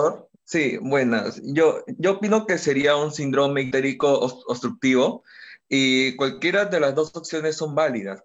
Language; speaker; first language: Spanish; native; Spanish